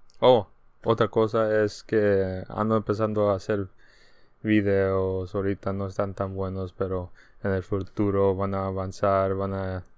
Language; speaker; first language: Spanish; early bilingual, heritage; Spanish